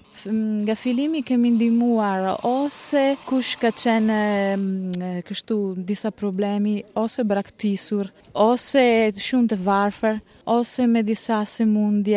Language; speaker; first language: Albanian; non-native, learner; Italian